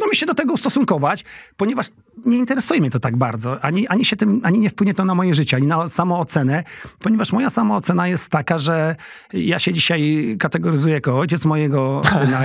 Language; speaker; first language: Polish; native; Polish